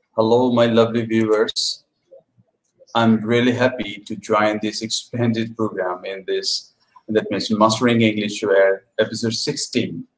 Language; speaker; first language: English; non-native, local second language; Bangla